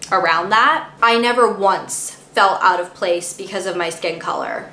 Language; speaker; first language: English; native; English